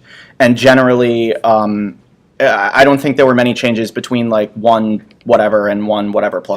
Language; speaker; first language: English; native; English